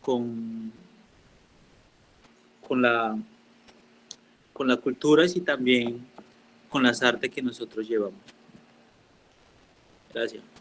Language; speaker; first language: Spanish; non-native, local second language; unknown